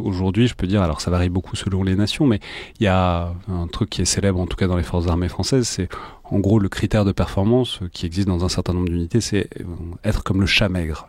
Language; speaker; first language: French; native; French